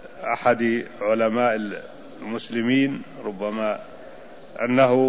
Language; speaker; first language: Arabic; native; Arabic